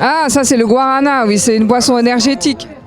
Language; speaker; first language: French; native; French